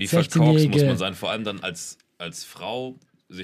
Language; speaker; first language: German; native; German